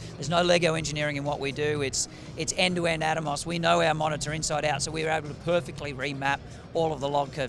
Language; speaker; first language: English; native; English